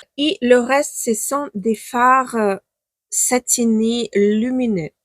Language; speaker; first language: French; non-native, fluent; Ukrainian